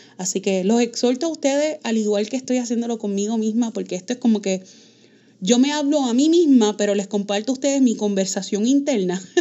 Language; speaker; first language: Spanish; early bilingual, heritage; Spanish